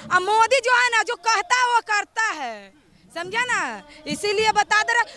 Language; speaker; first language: Hindi; native; Hindi